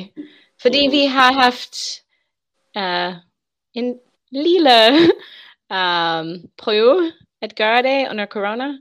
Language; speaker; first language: Danish; non-native, learner; English